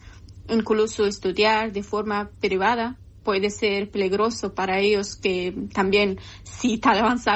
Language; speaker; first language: Spanish; non-native, learner; Persian